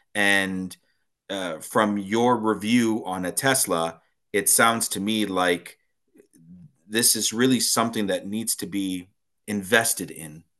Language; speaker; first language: English; native; English